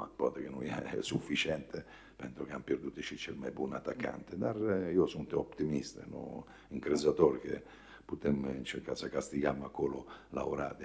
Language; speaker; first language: Romanian; non-native, fluent; Italian